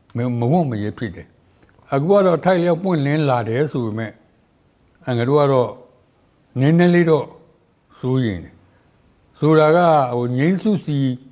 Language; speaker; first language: Burmese; non-native, local second language; Karen languages